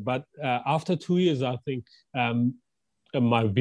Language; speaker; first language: English; non-native, fluent; Japanese